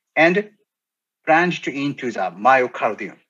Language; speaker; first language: English; non-native, learner; Japanese